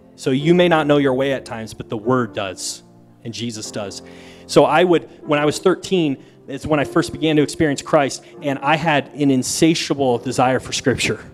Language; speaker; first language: English; native; English